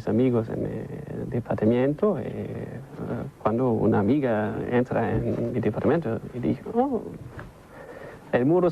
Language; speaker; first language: Spanish; non-native, learner; German